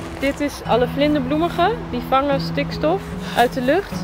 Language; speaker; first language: Dutch; native; Dutch